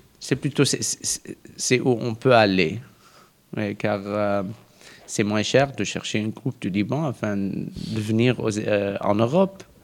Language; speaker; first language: French; non-native, local second language; Arabic